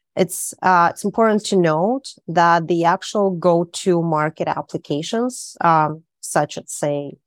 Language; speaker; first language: English; non-native, fluent; Russian